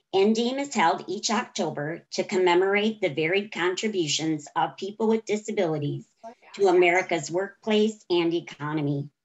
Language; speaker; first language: English; native; English